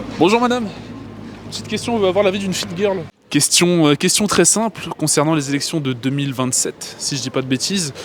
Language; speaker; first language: French; native; French